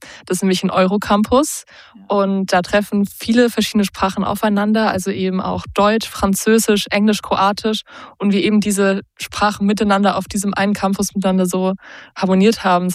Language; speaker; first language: German; native; German